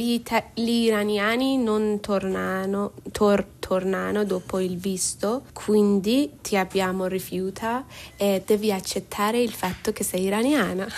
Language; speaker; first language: Italian; non-native, learner; Persian